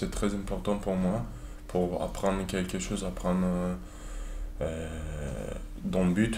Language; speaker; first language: French; non-native, learner; Turkish